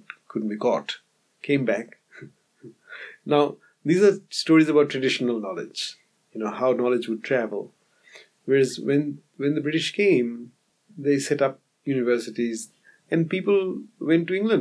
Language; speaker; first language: English; non-native, local second language; Bangla